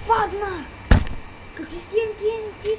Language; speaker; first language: Bulgarian; native; Bulgarian